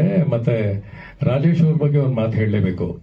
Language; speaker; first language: Kannada; native; Kannada